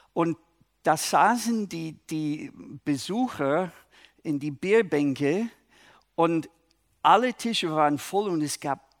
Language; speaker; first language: German; non-native, fluent; English